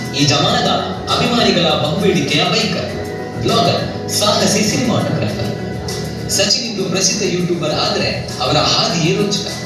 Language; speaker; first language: Kannada; native; Kannada